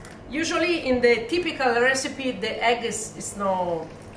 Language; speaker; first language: English; non-native, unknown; Italian